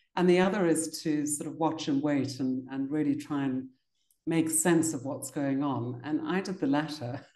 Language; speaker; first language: English; native; English